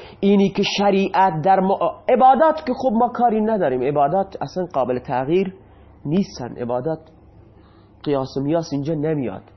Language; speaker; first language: Persian; non-native, local second language; Baluchi